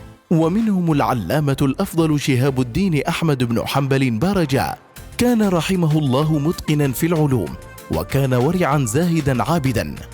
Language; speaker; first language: Arabic; native; Arabic